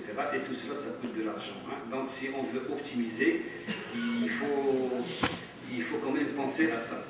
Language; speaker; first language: French; non-native, local second language; Arabic